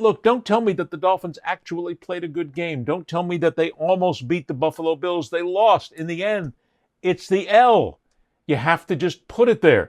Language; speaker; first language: English; native; English